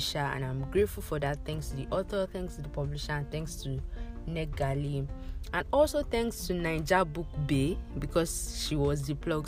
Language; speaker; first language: English; non-native, local second language; Yoruba